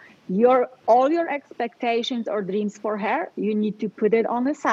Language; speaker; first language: English; non-native, fluent; Polish